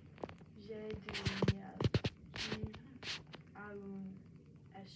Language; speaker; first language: French; non-native, learner; English